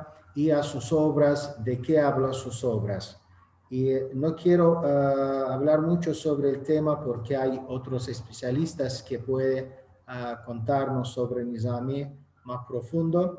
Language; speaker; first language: Spanish; non-native, learner; Azerbaijani